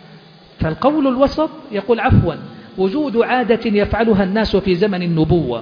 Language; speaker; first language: Arabic; native; Arabic